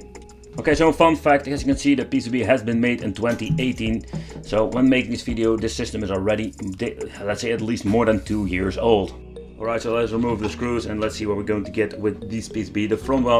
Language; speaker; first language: English; non-native, fluent; Dutch